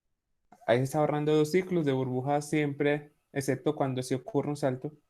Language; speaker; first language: Spanish; native; Spanish